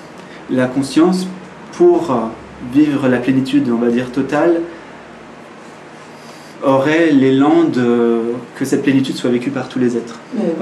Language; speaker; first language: French; native; French